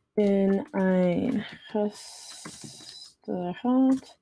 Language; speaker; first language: German; non-native, learner; English